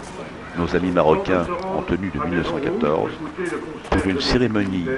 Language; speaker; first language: French; native; French